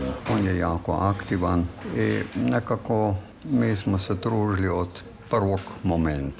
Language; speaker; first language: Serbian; non-native, fluent; German